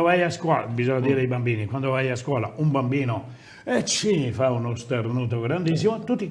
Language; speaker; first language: Italian; native; Italian